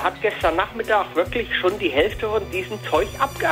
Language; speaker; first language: German; native; German